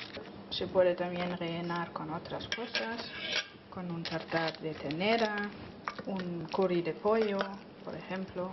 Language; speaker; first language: Spanish; non-native, fluent; German